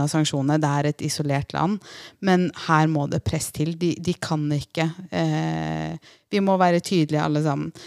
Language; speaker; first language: Norwegian; early bilingual, other home language; Persian